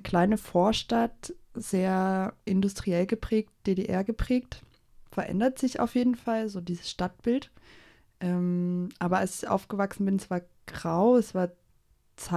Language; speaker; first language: German; native; German